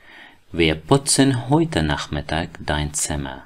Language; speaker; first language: German; non-native, learner; Persian